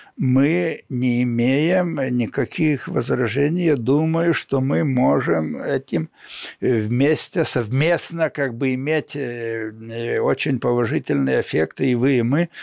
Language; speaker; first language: Russian; non-native, local second language; Lithuanian